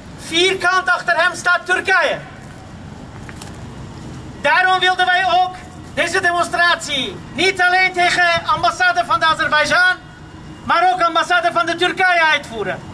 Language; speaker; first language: Dutch; non-native, fluent; Armenian